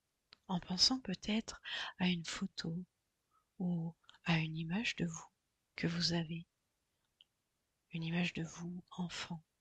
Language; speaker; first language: French; native; French